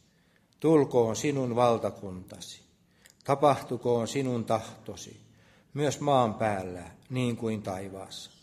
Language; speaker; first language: Finnish; native; Finnish